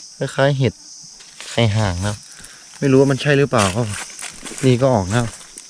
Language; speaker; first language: Thai; non-native, local second language; Karen languages